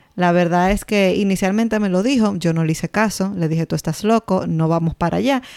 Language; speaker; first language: Spanish; native; Spanish